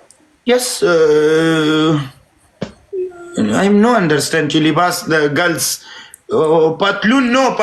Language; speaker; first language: English; non-native, learner; Pashto